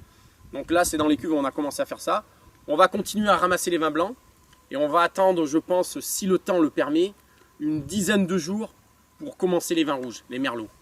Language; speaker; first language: French; native; French